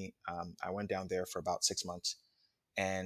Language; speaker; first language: English; non-native, local second language; Akan